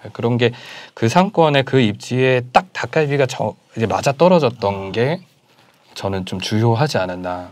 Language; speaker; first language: Korean; native; Korean